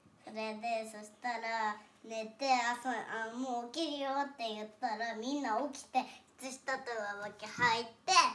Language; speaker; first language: Japanese; native; Japanese